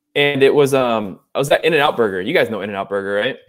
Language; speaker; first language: English; native; English